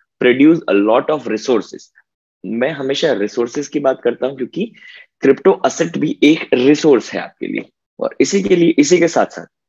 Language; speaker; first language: Hindi; native; Hindi